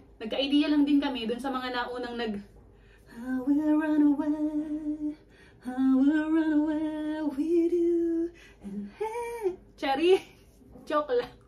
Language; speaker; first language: Filipino; native; Filipino